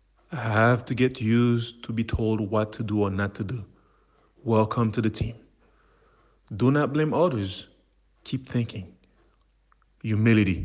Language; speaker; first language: English; non-native, fluent; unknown